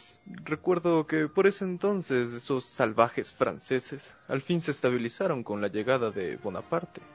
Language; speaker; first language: Spanish; native; Spanish